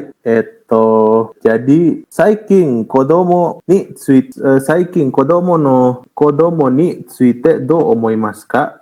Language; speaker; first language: Japanese; non-native, fluent; Indonesian